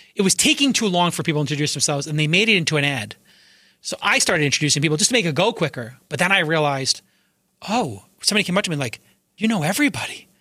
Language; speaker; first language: English; native; English